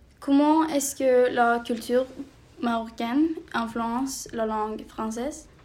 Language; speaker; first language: French; non-native, learner; Norwegian